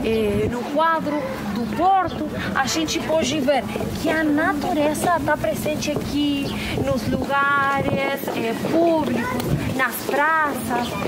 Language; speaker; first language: Portuguese; non-native, fluent; Spanish